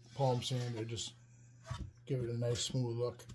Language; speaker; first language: English; native; English